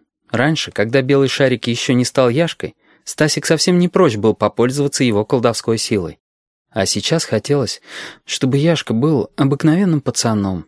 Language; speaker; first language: Russian; native; Russian